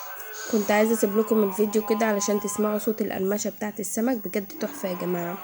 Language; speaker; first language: Arabic; native; Arabic